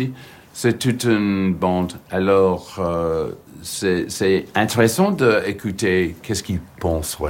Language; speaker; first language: French; non-native, learner; English